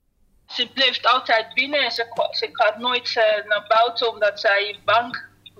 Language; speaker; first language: Dutch; non-native, learner; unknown